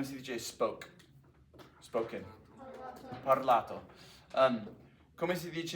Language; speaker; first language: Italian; non-native, fluent; English